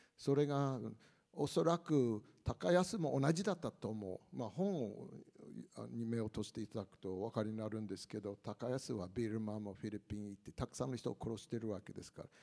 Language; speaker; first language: Japanese; non-native, fluent; English